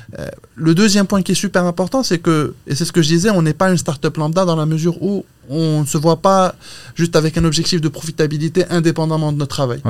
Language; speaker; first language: French; non-native, local second language; Arabic